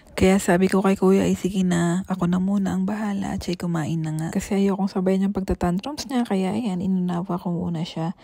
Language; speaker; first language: Filipino; native; Filipino